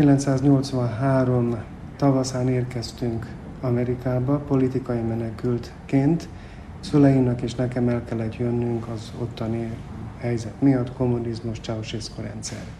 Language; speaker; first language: Hungarian; native; Hungarian